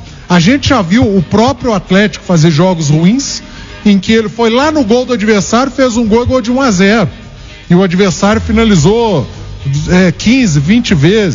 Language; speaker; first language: Portuguese; native; Portuguese